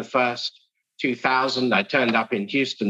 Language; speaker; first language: English; native; English